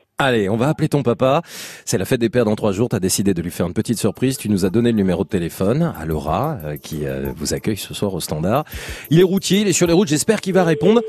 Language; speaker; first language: French; native; French